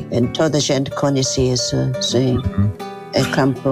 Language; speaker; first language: Portuguese; non-native, fluent; English